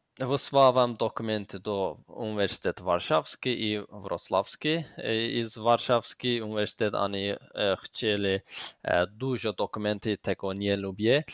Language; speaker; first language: Polish; non-native, learner; Azerbaijani